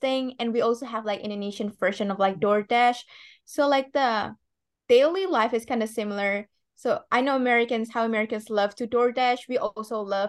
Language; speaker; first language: English; non-native, fluent; Indonesian